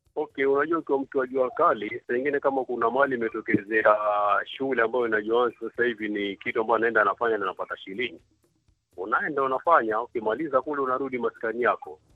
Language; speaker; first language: Swahili; native; Swahili